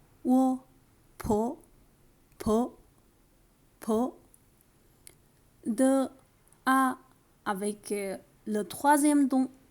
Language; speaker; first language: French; non-native, learner; Chinese